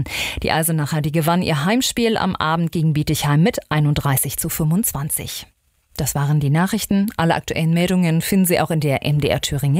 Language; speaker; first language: German; native; German